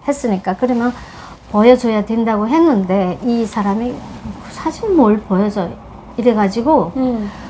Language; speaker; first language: Korean; native; Korean